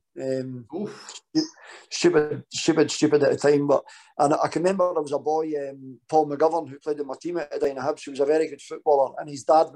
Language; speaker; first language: English; native; English